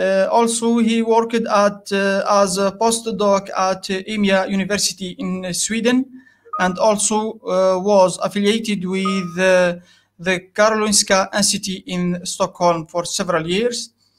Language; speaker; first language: English; non-native, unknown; Arabic